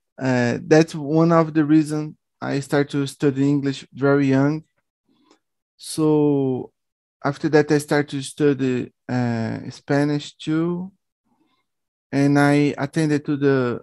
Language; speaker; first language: English; non-native, learner; Portuguese